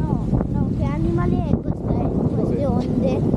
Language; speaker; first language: Italian; early bilingual, other home language; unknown